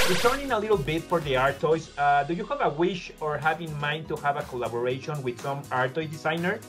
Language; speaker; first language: English; non-native, learner; Spanish